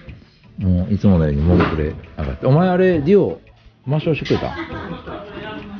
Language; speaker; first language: Japanese; native; Japanese